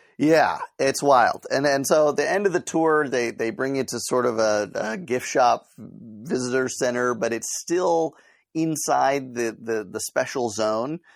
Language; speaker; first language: English; native; English